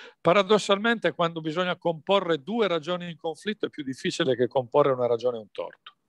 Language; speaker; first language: Italian; native; Italian